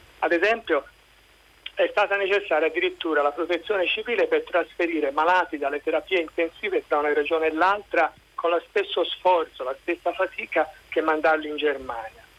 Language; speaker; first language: Italian; native; Italian